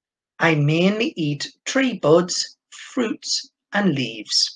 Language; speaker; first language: English; native; English